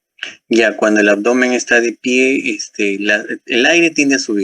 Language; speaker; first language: Spanish; native; Spanish